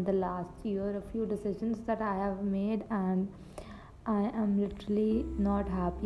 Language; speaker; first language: English; non-native, local second language; Punjabi